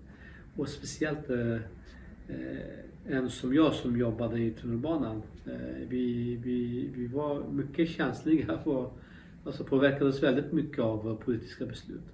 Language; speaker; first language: Swedish; non-native, local second language; Kurdish